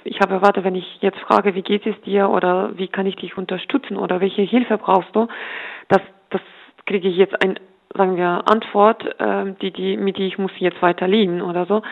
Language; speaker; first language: German; non-native, fluent; Ukrainian